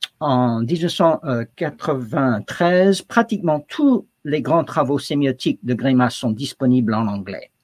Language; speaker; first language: French; non-native, fluent; English